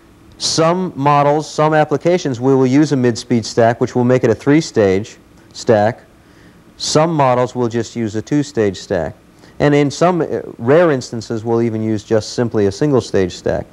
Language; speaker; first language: English; native; English